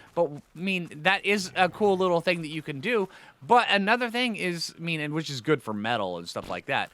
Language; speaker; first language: English; native; English